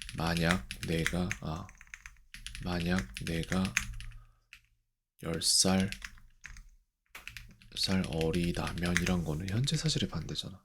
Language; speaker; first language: Korean; native; Korean